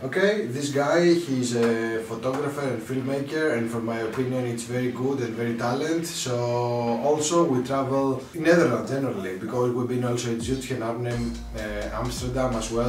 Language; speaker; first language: English; non-native, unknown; Greek